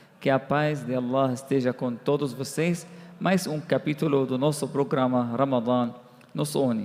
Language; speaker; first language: Portuguese; non-native, fluent; Arabic